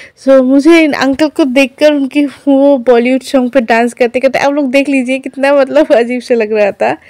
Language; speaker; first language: Hindi; non-native, local second language; Assamese